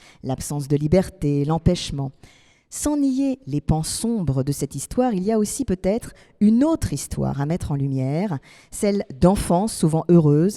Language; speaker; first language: French; native; French